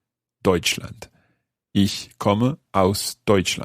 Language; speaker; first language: German; non-native, learner; English